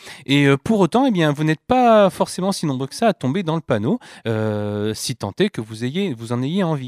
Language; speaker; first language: French; native; French